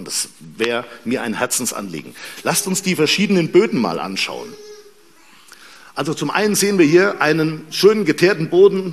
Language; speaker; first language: German; native; German